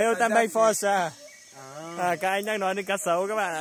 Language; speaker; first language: Portuguese; non-native, learner; Vietnamese